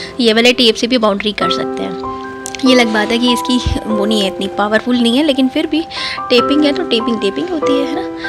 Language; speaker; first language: Hindi; non-native, local second language; Dogri